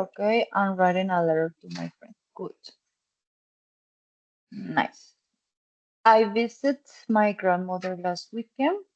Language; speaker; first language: English; non-native, fluent; Spanish